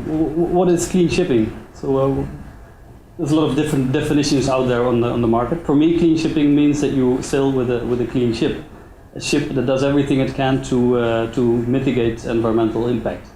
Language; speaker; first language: English; non-native, fluent; Dutch